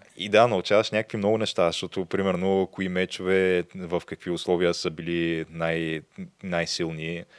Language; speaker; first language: Bulgarian; native; Bulgarian